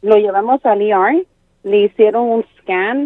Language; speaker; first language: Spanish; early bilingual, other home language; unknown